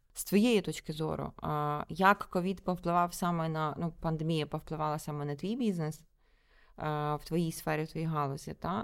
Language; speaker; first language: Ukrainian; native; Ukrainian